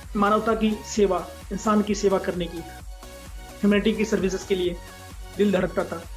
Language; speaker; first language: Hindi; native; Hindi